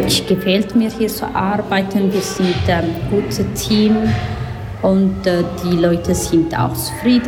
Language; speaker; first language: German; non-native, learner; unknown